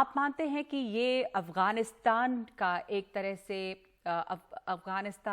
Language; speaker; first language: Hindi; native; Hindi